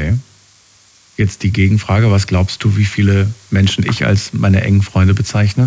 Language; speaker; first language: German; native; German